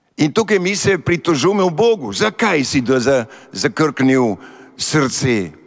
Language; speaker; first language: Slovenian; early bilingual, heritage; Slovenian